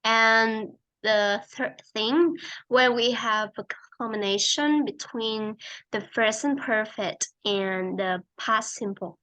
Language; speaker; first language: English; non-native, fluent; Vietnamese